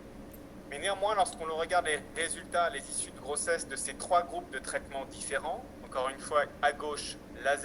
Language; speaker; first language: French; native; French